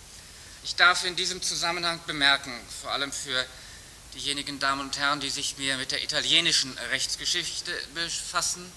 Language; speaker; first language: German; native; German